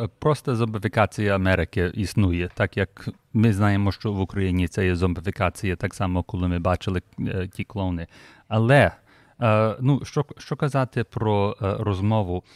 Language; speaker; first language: Ukrainian; early bilingual, heritage; Ukrainian